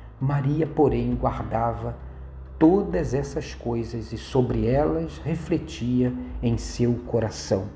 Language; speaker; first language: Portuguese; native; Portuguese